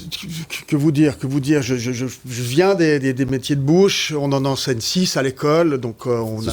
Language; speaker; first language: French; native; French